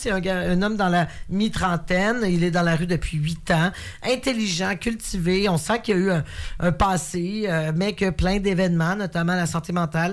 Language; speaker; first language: French; native; French